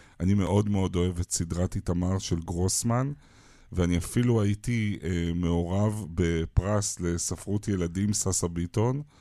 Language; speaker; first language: Hebrew; native; Hebrew